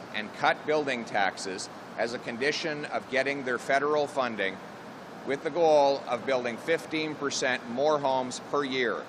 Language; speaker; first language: English; native; English